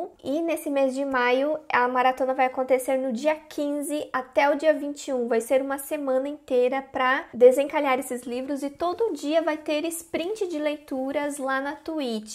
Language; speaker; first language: Portuguese; native; Portuguese